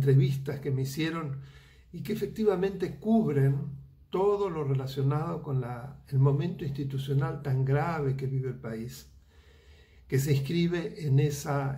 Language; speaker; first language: Spanish; native; Spanish